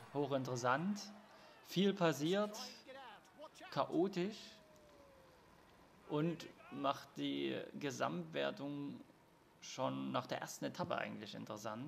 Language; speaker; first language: German; native; German